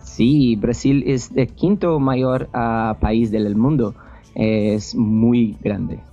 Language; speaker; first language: Spanish; non-native, learner; Portuguese